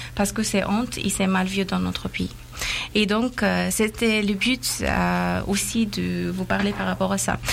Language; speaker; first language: French; non-native, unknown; Persian